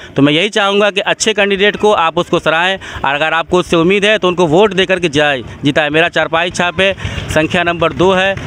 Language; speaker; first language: Hindi; native; Hindi